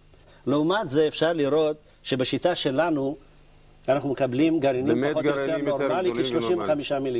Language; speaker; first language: Hebrew; native; Hebrew